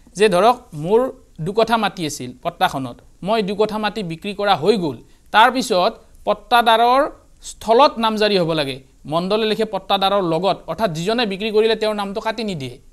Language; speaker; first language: Assamese; native; Assamese